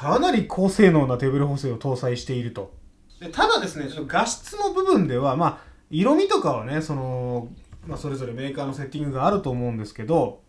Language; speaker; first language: Japanese; native; Japanese